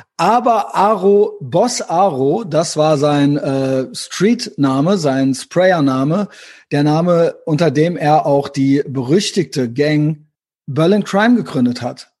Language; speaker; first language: German; native; German